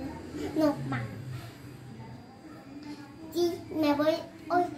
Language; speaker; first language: Spanish; native; Spanish